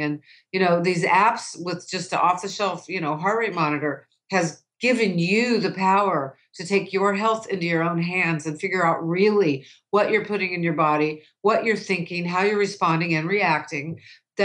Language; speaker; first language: English; native; English